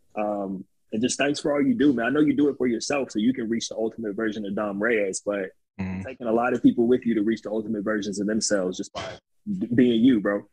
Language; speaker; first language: English; native; English